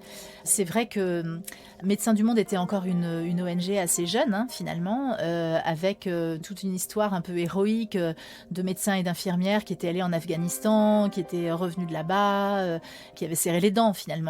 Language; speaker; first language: French; native; French